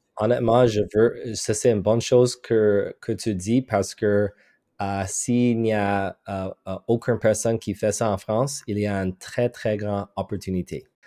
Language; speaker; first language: French; non-native, local second language; English